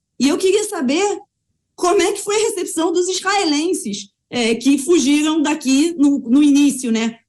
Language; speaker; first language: Portuguese; native; Portuguese